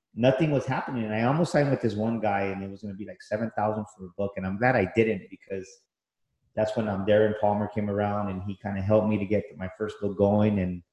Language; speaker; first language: English; native; English